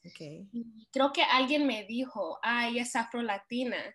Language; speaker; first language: Spanish; early bilingual, heritage; Spanish